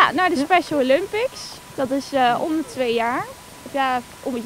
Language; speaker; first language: Dutch; native; Dutch